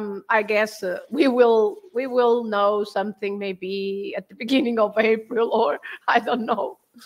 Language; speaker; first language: English; non-native, fluent; Portuguese